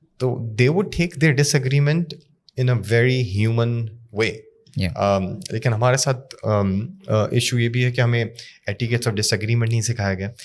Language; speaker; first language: Urdu; native; Urdu